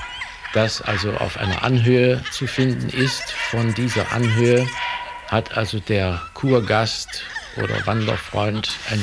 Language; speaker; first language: German; native; German